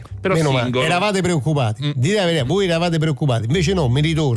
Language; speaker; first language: Italian; native; Italian